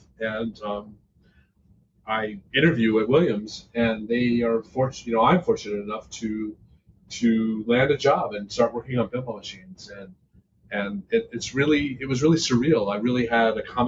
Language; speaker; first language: English; native; English